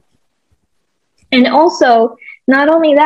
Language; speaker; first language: English; early bilingual, other home language; Bosnian